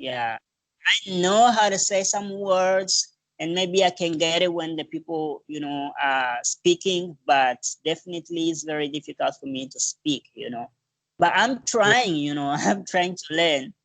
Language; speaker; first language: English; non-native, learner; Portuguese